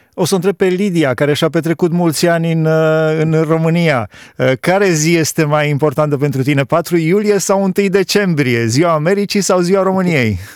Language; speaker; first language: Romanian; native; Romanian